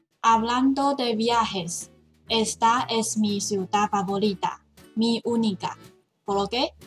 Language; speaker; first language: Spanish; non-native, learner; Chinese